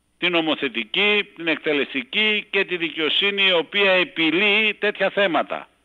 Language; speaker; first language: Greek; native; Greek